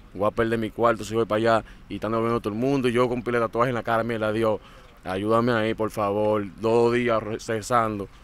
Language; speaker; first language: Spanish; native; Spanish